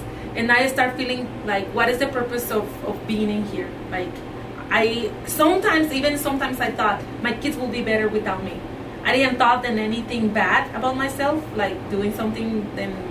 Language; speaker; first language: English; non-native, fluent; Spanish